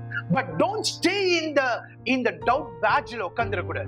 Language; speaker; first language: English; non-native, local second language; Tamil